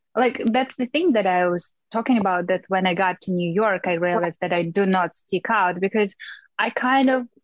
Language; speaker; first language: English; non-native, fluent; Russian